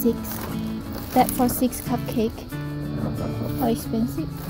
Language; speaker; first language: English; non-native, learner; Thai